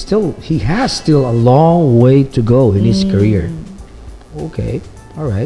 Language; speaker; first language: English; non-native, local second language; Filipino